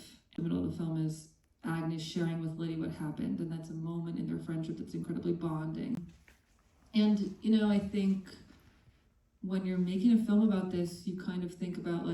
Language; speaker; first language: English; native; English